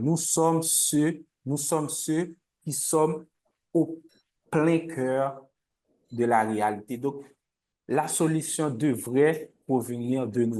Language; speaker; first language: French; non-native, local second language; Haitian Creole